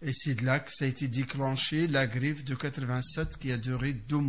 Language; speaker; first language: French; non-native, fluent; Arabic